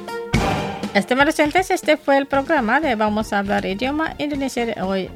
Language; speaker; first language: Spanish; non-native, fluent; Indonesian